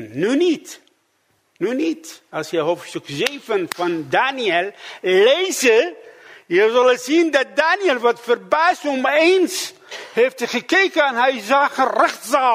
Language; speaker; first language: Dutch; non-native, fluent; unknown